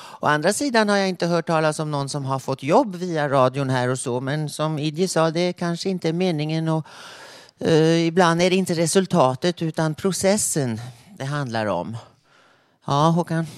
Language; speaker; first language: Swedish; native; Swedish